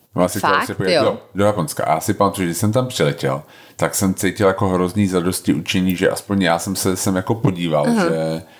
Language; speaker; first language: Czech; native; Czech